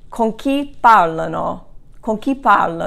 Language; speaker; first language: Italian; non-native, fluent; English